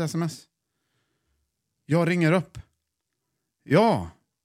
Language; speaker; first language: Swedish; native; Swedish